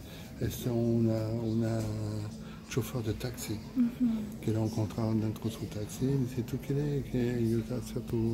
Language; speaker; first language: Spanish; non-native, learner; French